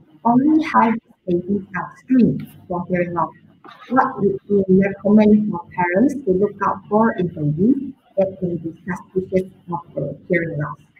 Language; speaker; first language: English; non-native, local second language; Chinese